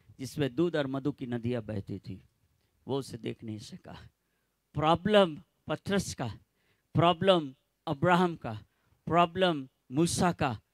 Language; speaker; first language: Hindi; non-native, local second language; Gujarati